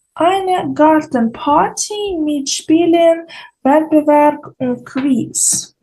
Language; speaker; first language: German; non-native, fluent; Ukrainian